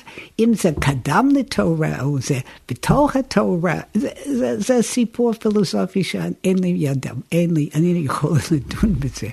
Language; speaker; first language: Hebrew; non-native, fluent; English